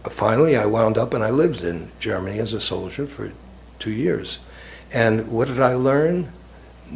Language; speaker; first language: English; native; English